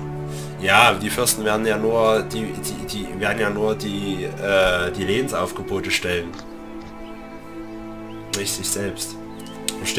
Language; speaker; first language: German; native; German